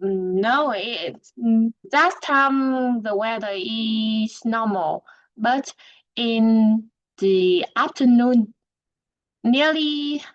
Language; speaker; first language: English; non-native, learner; Vietnamese